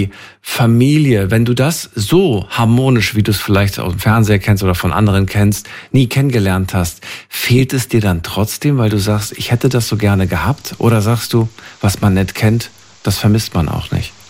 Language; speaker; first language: German; native; German